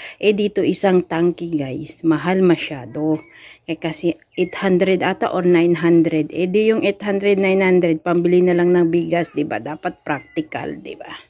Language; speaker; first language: Filipino; non-native, local second language; Cebuano